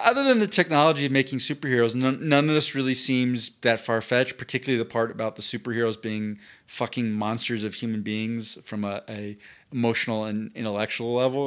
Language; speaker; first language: English; native; English